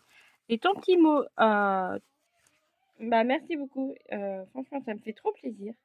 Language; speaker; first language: French; native; French